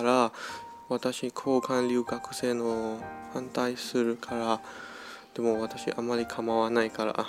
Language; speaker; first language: Japanese; non-native, learner; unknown